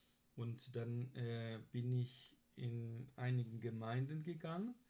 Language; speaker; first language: German; non-native, fluent; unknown